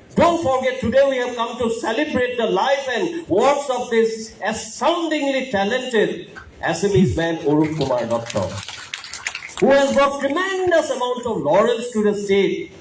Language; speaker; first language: English; non-native, local second language; Assamese